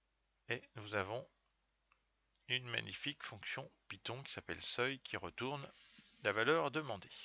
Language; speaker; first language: French; native; French